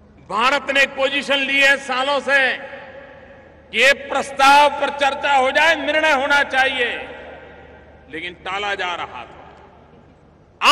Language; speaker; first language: Hindi; non-native, local second language; Gujarati